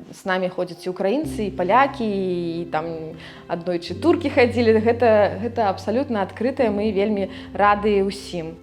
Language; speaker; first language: Belarusian; non-native, local second language; Russian